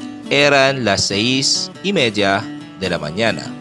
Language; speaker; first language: Spanish; non-native, fluent; Filipino